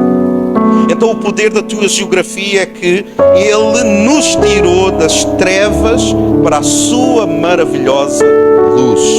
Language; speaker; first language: Portuguese; native; Portuguese